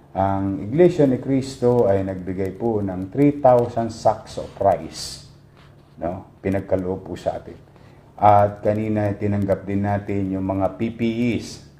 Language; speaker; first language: Filipino; native; Filipino